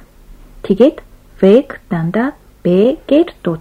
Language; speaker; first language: Mongolian; non-native, fluent; Japanese